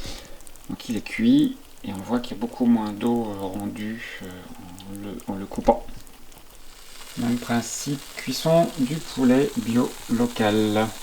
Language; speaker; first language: French; native; French